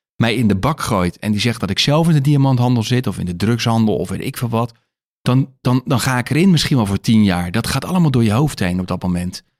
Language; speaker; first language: Dutch; native; Dutch